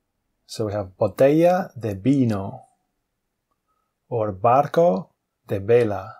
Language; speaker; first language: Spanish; non-native, fluent; English